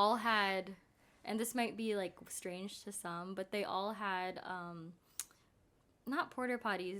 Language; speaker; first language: English; native; English